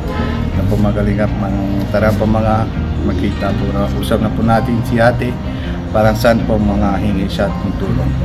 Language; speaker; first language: Filipino; non-native, learner; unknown